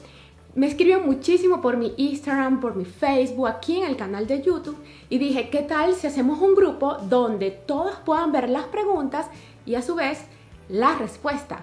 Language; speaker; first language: Spanish; native; Spanish